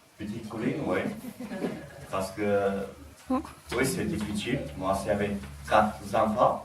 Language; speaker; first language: French; non-native, learner; Romanian